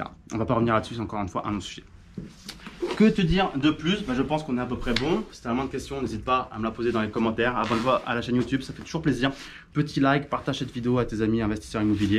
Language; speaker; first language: French; native; French